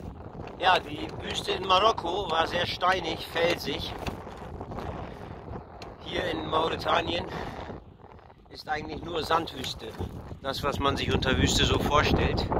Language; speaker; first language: German; early bilingual, other home language; Turkish